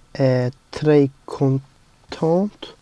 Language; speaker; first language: French; non-native, learner; English